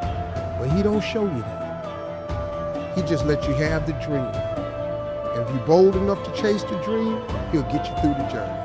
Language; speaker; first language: English; native; English